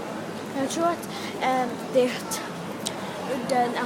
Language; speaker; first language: Swedish; early bilingual, other home language; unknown